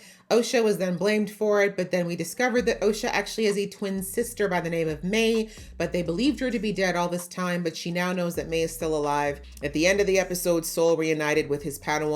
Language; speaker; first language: English; native; English